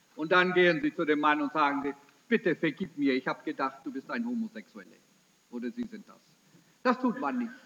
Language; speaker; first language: German; early bilingual, heritage; German